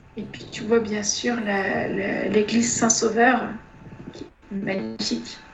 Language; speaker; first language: French; native; French